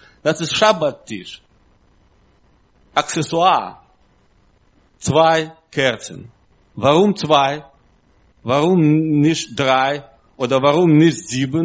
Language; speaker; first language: German; non-native, learner; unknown